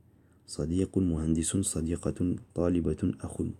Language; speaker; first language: Arabic; non-native, fluent; French